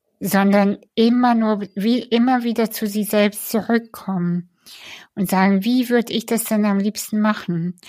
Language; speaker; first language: German; early bilingual, other home language; Russian